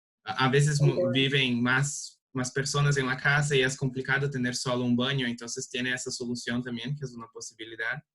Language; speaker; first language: Spanish; non-native, learner; Portuguese